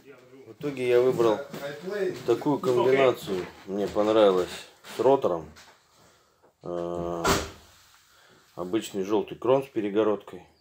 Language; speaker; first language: Russian; native; Russian